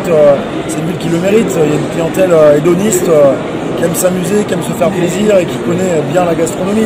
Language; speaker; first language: French; native; French